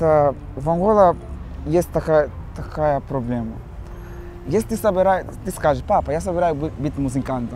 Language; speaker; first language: Russian; non-native, learner; Portuguese